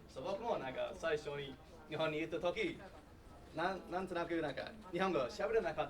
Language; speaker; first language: Japanese; non-native, learner; English